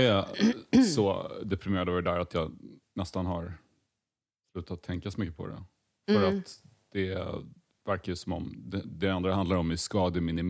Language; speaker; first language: Swedish; native; Swedish